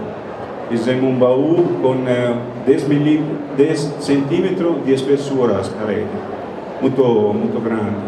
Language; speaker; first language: Portuguese; non-native, fluent; Italian